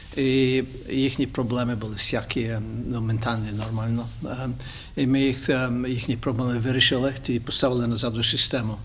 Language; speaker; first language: Ukrainian; early bilingual, heritage; Ukrainian